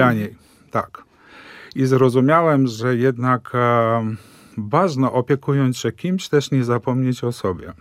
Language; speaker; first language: Polish; non-native, fluent; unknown